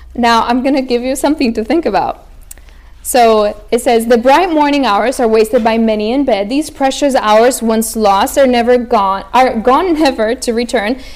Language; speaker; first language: English; early bilingual, other home language; Spanish